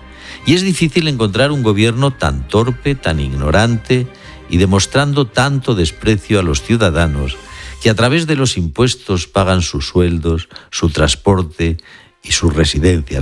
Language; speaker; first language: Spanish; native; Spanish